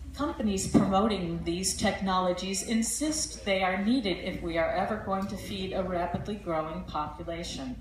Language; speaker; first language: English; native; English